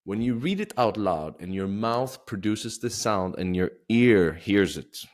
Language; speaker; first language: English; non-native, fluent; Swedish